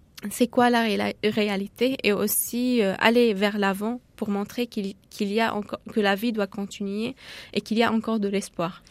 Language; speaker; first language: French; non-native, fluent; Arabic